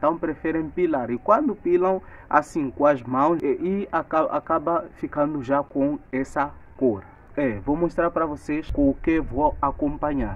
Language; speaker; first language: Portuguese; non-native, local second language; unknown